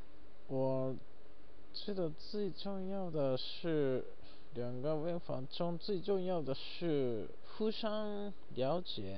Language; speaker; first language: Chinese; non-native, learner; Japanese